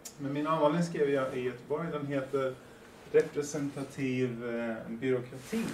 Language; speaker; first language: Swedish; early bilingual, other home language; Persian